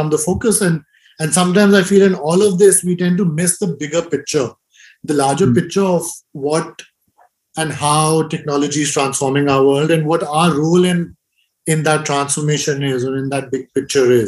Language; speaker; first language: English; non-native, local second language; Hindi